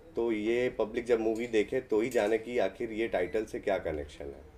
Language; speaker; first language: Hindi; native; Hindi